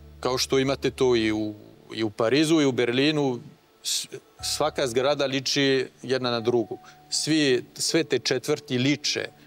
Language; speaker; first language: Croatian; non-native, fluent; French